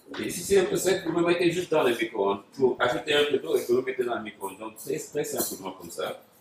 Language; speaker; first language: French; non-native, local second language; Wolof